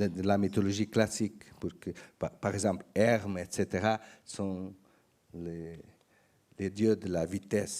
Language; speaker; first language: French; non-native, learner; Portuguese